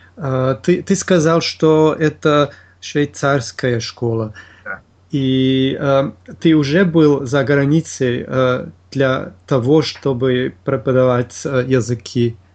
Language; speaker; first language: Russian; non-native, fluent; German